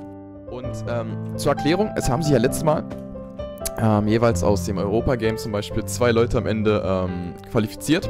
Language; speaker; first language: German; native; German